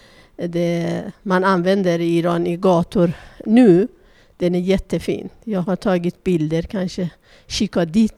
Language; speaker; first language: Swedish; non-native, learner; Persian